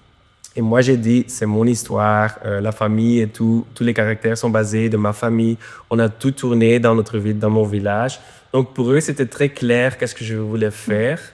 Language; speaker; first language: French; non-native, local second language; Dutch